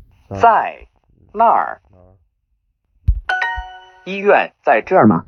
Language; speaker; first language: Chinese; non-native, learner; English